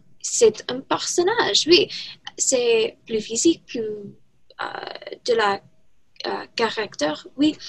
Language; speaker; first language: French; non-native, learner; English